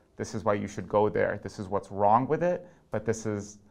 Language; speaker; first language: English; non-native, local second language; Urdu